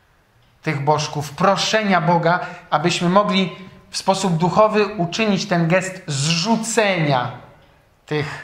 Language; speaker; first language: Polish; native; Polish